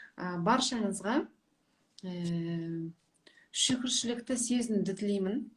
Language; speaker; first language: Kazakh; non-native, local second language; Russian